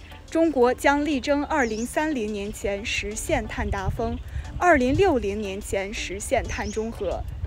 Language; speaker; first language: Chinese; native; Chinese